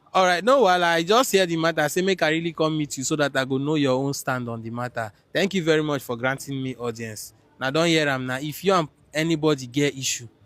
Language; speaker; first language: Nigerian Pidgin; non-native, local second language; Igbo